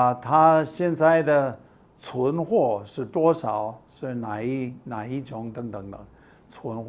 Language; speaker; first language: Chinese; non-native, fluent; English